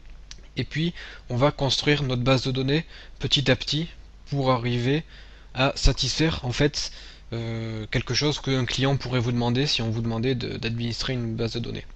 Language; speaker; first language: French; native; French